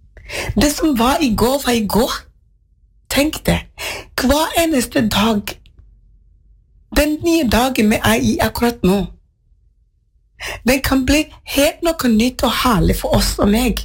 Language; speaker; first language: Norwegian; non-native, fluent; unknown